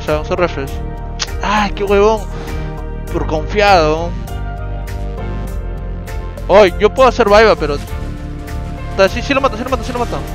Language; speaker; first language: Spanish; native; Spanish